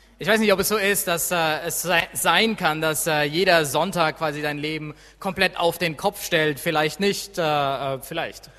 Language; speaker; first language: German; native; German